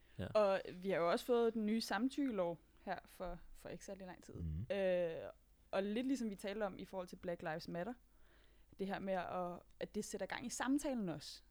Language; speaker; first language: Danish; native; Danish